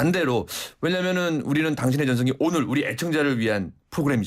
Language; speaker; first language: Korean; native; Korean